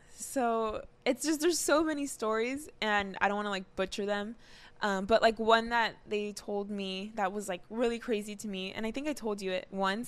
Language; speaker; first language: English; early bilingual, other home language; Spanish